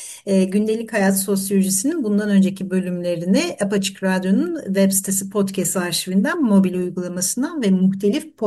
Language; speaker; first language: Turkish; native; Turkish